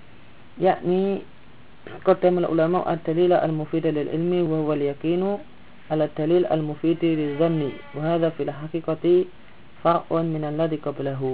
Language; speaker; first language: Arabic; non-native, fluent; Indonesian